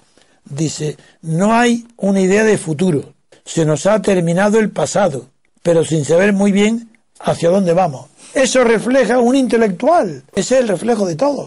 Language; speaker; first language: Spanish; native; Spanish